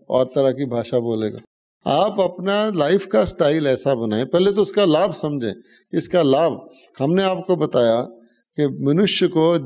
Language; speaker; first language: Hindi; native; Hindi